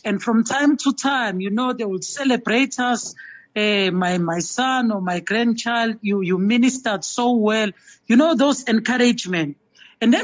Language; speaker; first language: English; non-native, local second language; Zulu